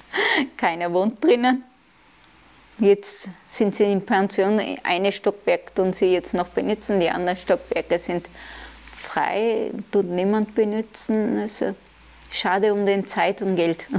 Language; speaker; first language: German; early bilingual, other home language; Turkish